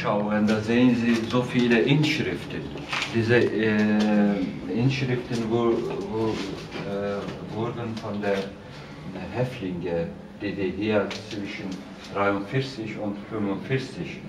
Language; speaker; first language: German; non-native, fluent; Turkish